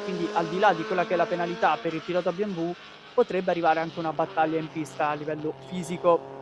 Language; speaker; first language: Italian; native; Italian